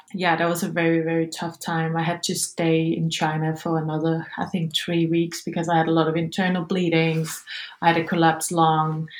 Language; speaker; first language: English; non-native, fluent; Danish